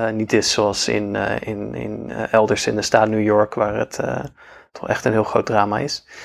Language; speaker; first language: Dutch; native; Dutch